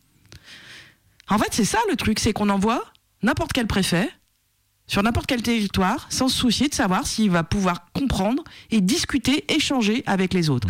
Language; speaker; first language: French; native; French